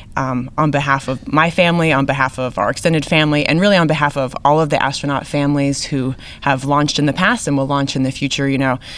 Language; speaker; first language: English; native; English